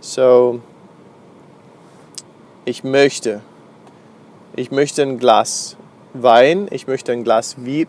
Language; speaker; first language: German; non-native, fluent; English